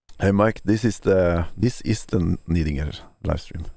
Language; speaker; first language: English; non-native, fluent; Norwegian